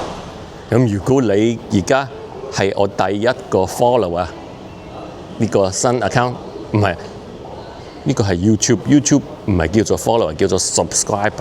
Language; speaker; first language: Cantonese; early bilingual, heritage; Cantonese